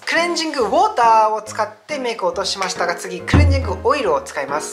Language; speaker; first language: Japanese; non-native, fluent; Korean